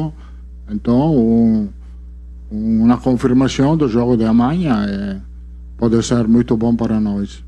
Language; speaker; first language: Portuguese; non-native, fluent; Italian